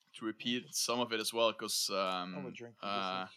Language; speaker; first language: English; non-native, fluent; Norwegian